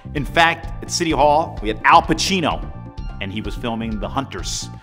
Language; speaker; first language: English; native; English